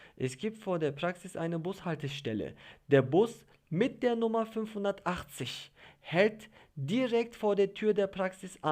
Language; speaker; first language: German; non-native, fluent; Turkish